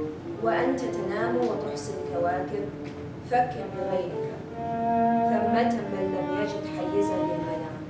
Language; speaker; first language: Arabic; non-native, learner; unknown